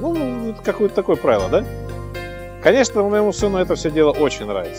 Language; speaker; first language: Russian; native; Russian